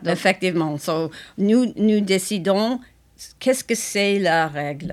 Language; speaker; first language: French; non-native, fluent; English